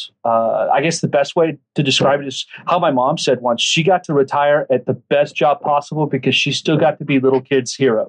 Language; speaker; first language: English; native; English